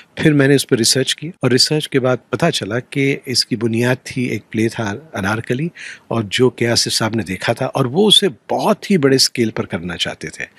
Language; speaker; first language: Hindi; native; Hindi